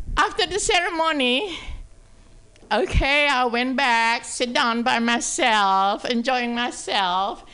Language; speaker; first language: English; non-native, fluent; Indonesian